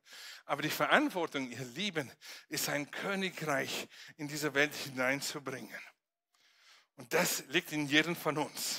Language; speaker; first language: German; non-native, fluent; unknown